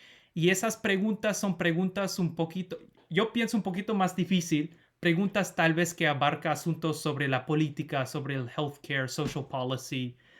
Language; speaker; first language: Spanish; non-native, fluent; English